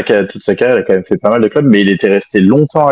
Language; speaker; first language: French; native; French